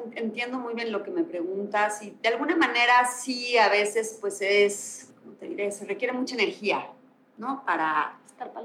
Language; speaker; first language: Spanish; native; Spanish